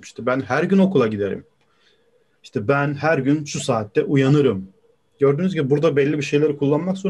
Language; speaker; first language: Turkish; native; Turkish